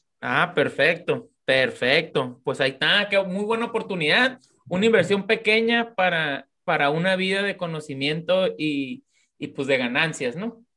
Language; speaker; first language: Spanish; native; Spanish